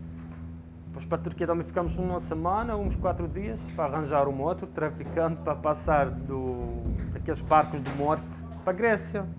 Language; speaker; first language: Portuguese; non-native, fluent; Arabic